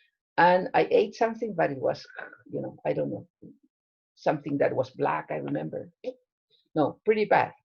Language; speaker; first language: English; non-native, fluent; Spanish